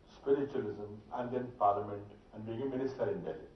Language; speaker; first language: English; non-native, local second language; Marathi